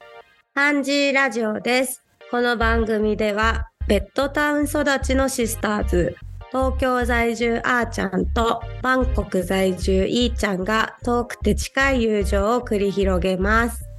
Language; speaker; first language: Japanese; native; Japanese